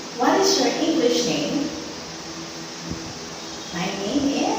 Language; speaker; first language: English; non-native, fluent; Vietnamese